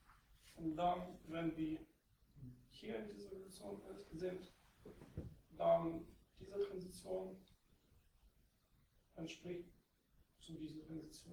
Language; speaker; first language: German; non-native, fluent; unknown